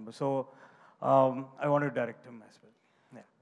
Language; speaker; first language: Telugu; non-native, learner; Tamil